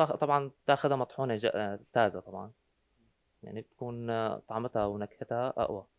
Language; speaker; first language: Arabic; native; Arabic